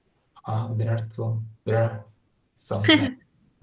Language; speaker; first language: English; non-native, learner; Spanish